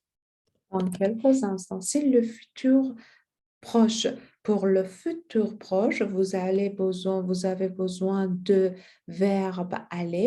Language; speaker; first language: French; non-native, fluent; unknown